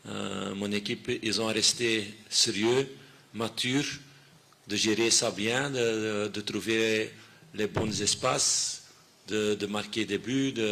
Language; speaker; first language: French; non-native, fluent; Dutch